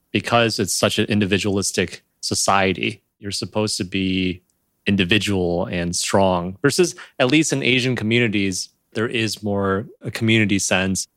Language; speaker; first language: English; early bilingual, other home language; Chinese